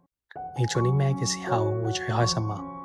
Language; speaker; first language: Cantonese; native; Cantonese